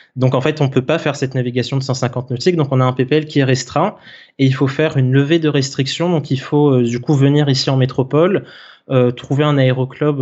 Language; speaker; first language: French; native; French